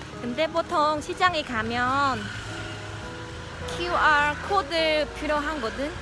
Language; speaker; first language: Korean; non-native, local second language; Vietnamese